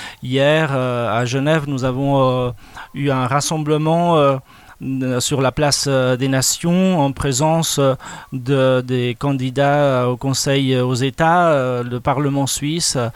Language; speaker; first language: French; non-native, fluent; Spanish